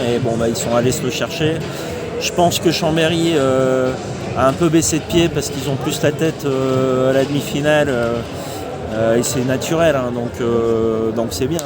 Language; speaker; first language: French; native; French